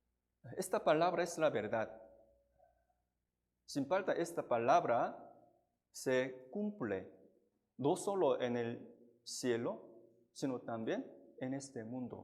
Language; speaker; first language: Spanish; non-native, fluent; Korean